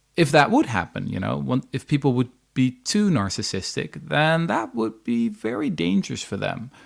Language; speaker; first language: English; non-native, fluent; Dutch